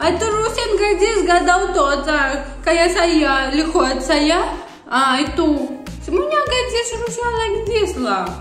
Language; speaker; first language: Indonesian; non-native, learner; Russian